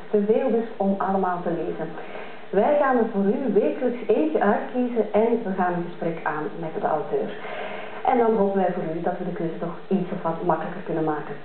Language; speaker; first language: Dutch; native; Dutch